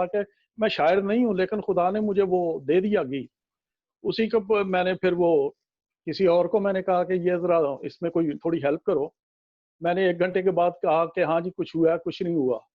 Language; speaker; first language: Hindi; non-native, local second language; Punjabi